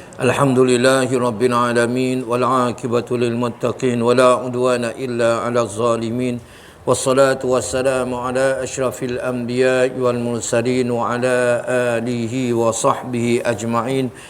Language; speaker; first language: Malay; native; Malay